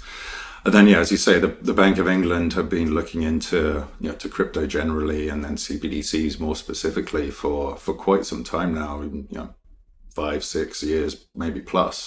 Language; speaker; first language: English; native; English